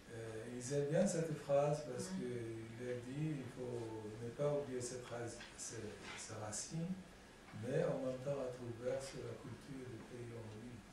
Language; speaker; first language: French; non-native, fluent; Arabic